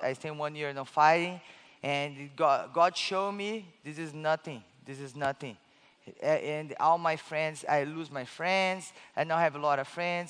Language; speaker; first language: English; non-native, learner; Portuguese